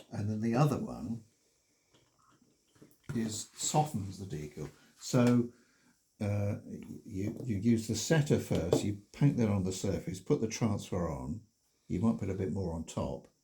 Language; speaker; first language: English; native; English